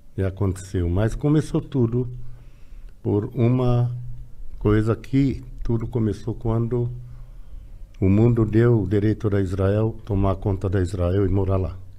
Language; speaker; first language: Portuguese; non-native, fluent; Arabic